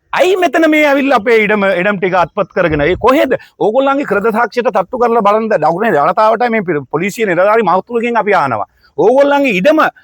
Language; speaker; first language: Sinhala; non-native, local second language; Tamil